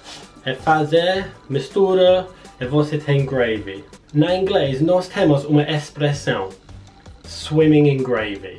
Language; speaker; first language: Portuguese; non-native, learner; English